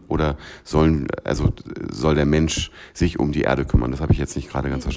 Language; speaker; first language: German; native; German